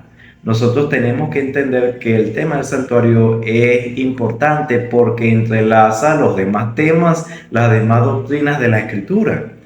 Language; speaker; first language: Spanish; native; Spanish